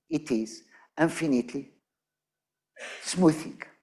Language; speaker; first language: English; non-native, fluent; Arabic